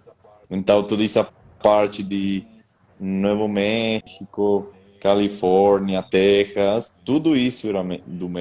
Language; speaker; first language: Portuguese; non-native, fluent; Spanish